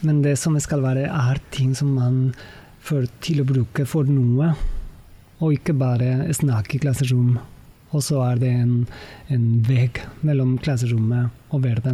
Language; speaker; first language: Norwegian; non-native, fluent; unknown